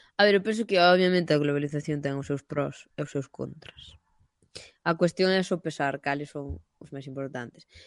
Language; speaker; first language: Galician; non-native, local second language; Spanish